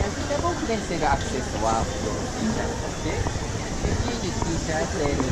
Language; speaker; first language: French; non-native, learner; Japanese